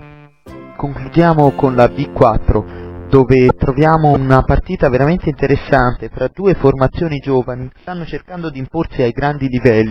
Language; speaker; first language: Italian; native; Italian